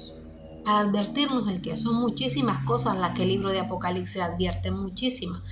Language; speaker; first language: Spanish; native; Spanish